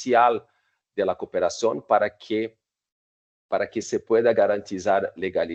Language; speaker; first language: Spanish; non-native, fluent; Portuguese